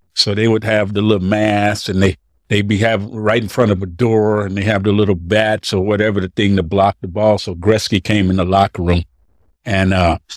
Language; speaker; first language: English; native; English